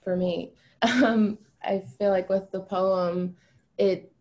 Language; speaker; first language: English; early bilingual, other home language; Albanian